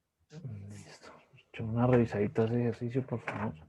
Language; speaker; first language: Spanish; native; Spanish